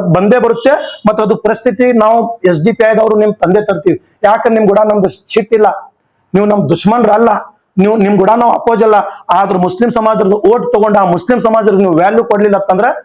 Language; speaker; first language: Kannada; non-native, local second language; Urdu